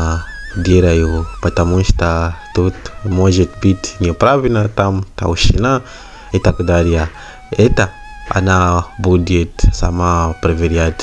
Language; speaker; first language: Russian; non-native, learner; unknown